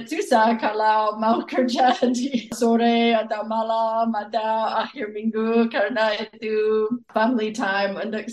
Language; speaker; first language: Indonesian; non-native, fluent; English